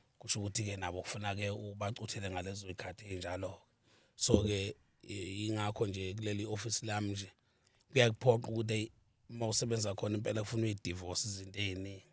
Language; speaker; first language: Zulu; native; Zulu